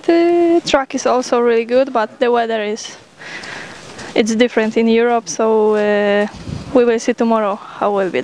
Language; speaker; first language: English; non-native, learner; Polish